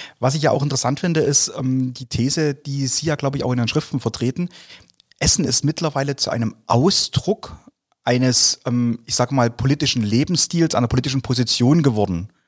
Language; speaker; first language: German; native; German